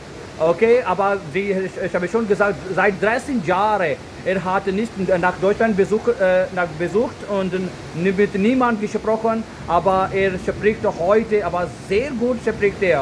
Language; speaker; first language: German; non-native, learner; Urdu